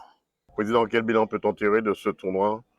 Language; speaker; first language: French; native; French